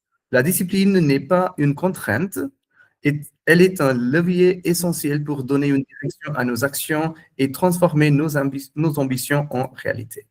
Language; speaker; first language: French; non-native, fluent; Hindi